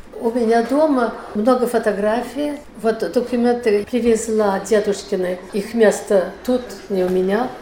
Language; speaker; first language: Russian; early bilingual, heritage; Russian